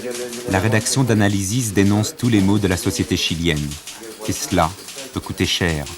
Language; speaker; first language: French; native; French